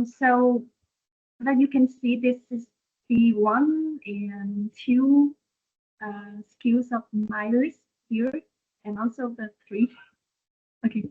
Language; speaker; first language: English; non-native, fluent; Vietnamese